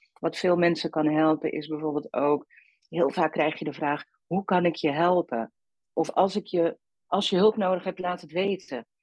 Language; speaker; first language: Dutch; native; Dutch